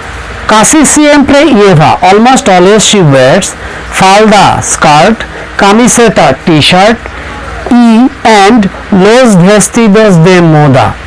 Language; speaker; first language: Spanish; non-native, fluent; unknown